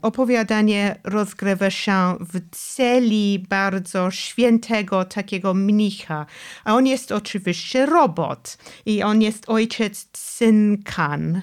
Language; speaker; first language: Polish; non-native, fluent; English